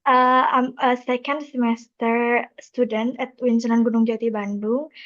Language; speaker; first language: English; non-native, learner; Indonesian